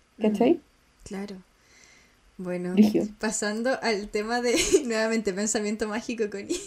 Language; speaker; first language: Spanish; native; Spanish